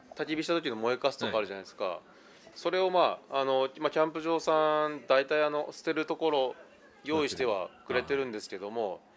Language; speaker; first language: Japanese; native; Japanese